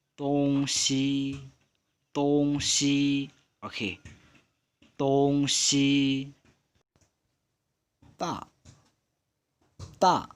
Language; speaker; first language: Chinese; non-native, fluent; Hmong